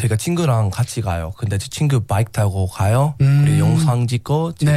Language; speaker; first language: Korean; non-native, learner; English